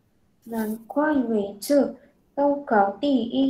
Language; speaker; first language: Chinese; non-native, learner; Indonesian